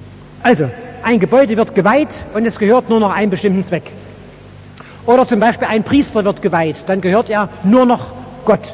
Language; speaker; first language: German; native; German